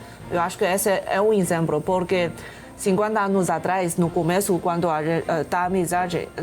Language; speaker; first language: Portuguese; non-native, fluent; Chinese